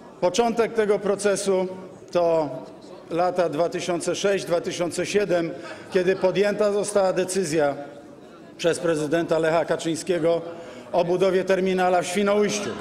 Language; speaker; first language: Polish; native; Polish